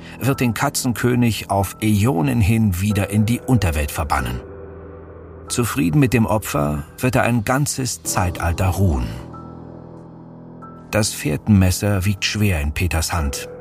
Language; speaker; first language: German; native; German